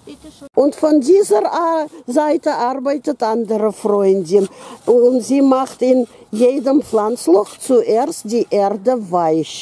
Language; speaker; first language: German; non-native, fluent; Russian